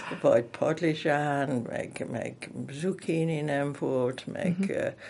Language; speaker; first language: Hungarian; non-native, fluent; English